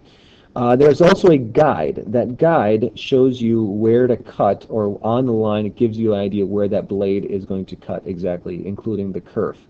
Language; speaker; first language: English; native; English